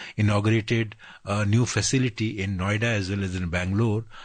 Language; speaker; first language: English; non-native, local second language; Bangla